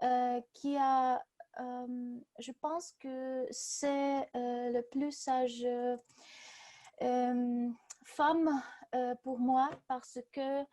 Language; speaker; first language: French; non-native, learner; Russian